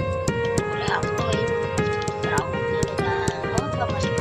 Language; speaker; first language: Greek; early bilingual, heritage; Greek